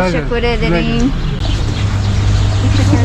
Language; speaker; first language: Turkish; non-native, learner; Portuguese